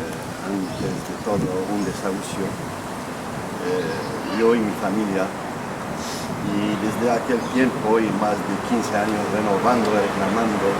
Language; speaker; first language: Spanish; non-native, fluent; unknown